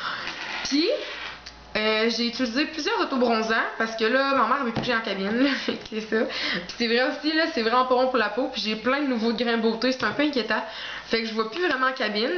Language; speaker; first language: French; native; French